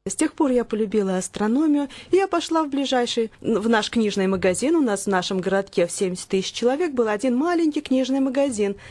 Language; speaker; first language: Russian; native; Russian